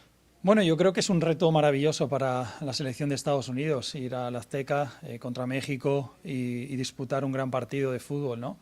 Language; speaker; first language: Spanish; native; Spanish